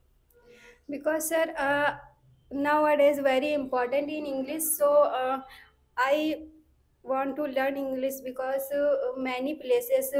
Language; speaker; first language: English; non-native, learner; Hindi